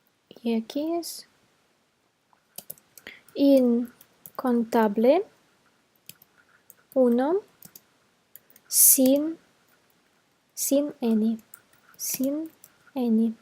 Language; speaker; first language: Spanish; non-native, fluent; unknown